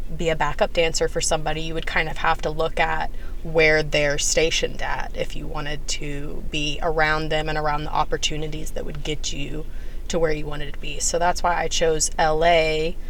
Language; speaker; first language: English; native; English